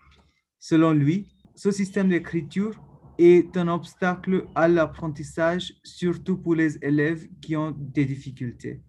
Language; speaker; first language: French; non-native, fluent; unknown